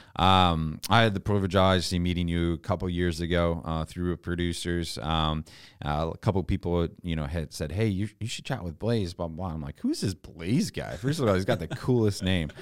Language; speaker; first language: English; native; English